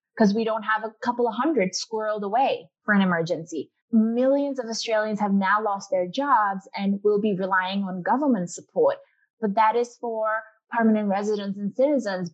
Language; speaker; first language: English; non-native, local second language; Urdu